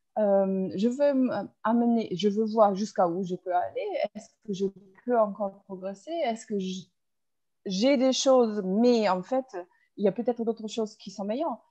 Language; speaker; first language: French; non-native, fluent; German